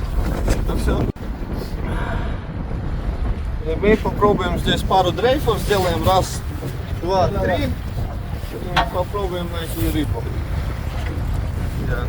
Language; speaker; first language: Russian; native; Russian